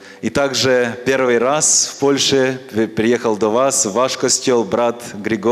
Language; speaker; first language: Polish; non-native, learner; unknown